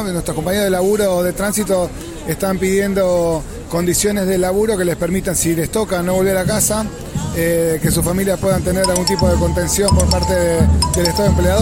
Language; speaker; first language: Spanish; native; Spanish